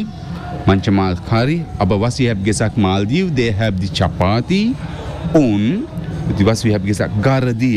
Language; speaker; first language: German; non-native, learner; Sinhala